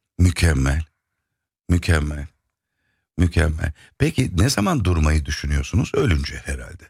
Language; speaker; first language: Turkish; native; Turkish